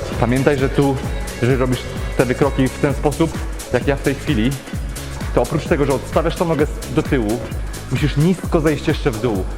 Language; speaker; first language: Polish; native; Polish